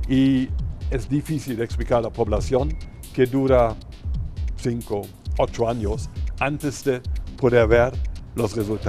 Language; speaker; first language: Spanish; non-native, fluent; German